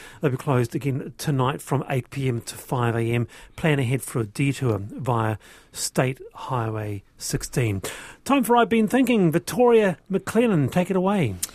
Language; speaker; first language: English; native; English